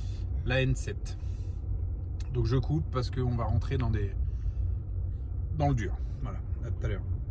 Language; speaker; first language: French; native; French